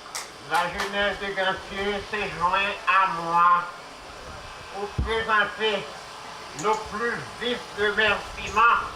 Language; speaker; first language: French; non-native, local second language; Haitian Creole